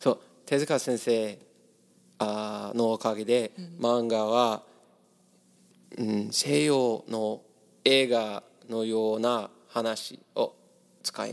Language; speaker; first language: Japanese; non-native, learner; English